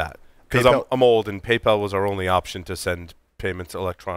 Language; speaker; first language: English; native; English